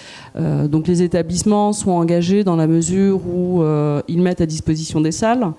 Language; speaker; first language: French; native; French